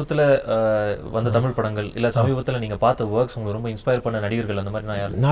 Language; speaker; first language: Tamil; native; Tamil